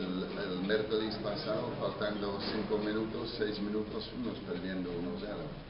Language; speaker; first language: Spanish; non-native, fluent; English